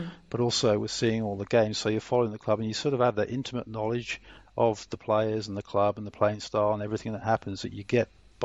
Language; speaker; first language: English; native; English